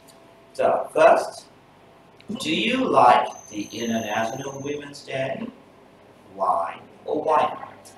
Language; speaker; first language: English; non-native, fluent; Vietnamese